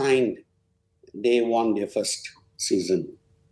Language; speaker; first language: English; non-native, local second language; Tamil